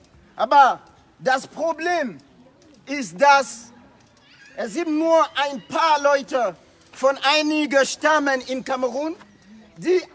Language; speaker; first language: German; non-native, fluent; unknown